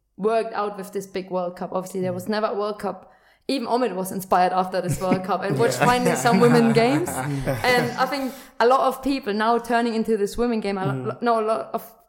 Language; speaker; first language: English; non-native, fluent; German